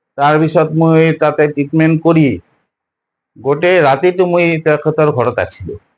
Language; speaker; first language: Assamese; non-native, local second language; Bangla